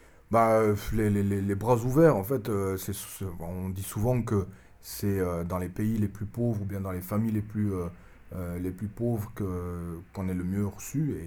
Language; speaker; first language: French; early bilingual, other home language; Albanian